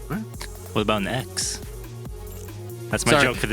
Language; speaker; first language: English; native; English